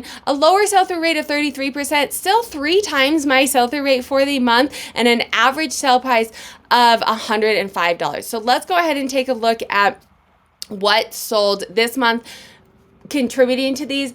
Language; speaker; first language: English; native; English